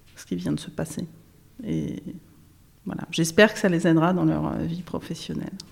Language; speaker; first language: French; native; French